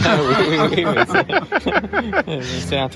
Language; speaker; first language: French; non-native, fluent; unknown